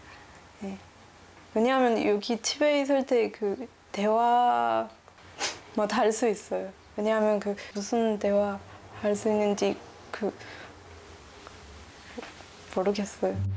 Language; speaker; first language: Korean; non-native, learner; Spanish